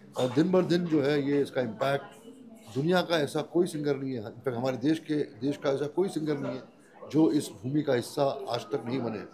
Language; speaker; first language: Hindi; native; Hindi